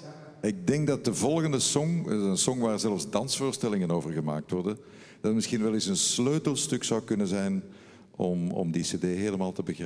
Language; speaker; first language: Dutch; native; Dutch